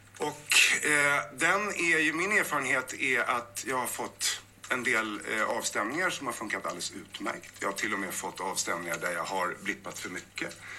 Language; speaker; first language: Swedish; native; Swedish